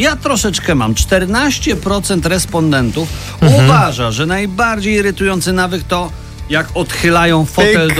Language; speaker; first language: Polish; native; Polish